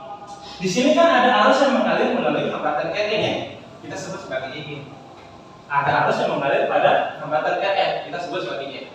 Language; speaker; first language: Indonesian; native; Indonesian